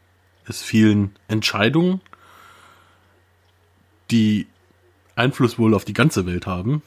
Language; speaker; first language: German; native; German